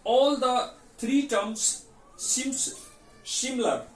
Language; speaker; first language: English; non-native, local second language; Nepali